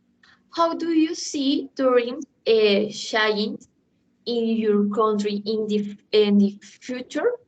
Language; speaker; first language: English; non-native, learner; Spanish